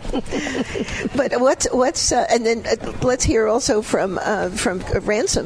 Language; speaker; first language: English; native; English